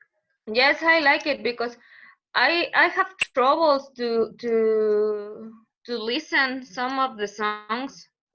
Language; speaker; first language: English; non-native, learner; Spanish